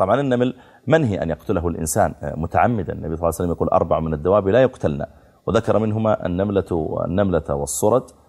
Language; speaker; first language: Arabic; native; Arabic